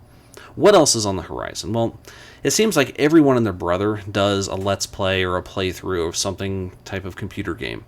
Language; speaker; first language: English; native; English